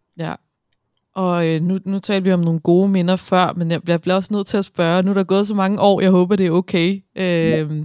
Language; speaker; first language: Danish; native; Danish